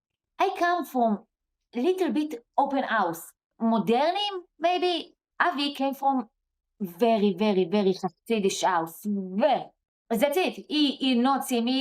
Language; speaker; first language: English; non-native, learner; Hebrew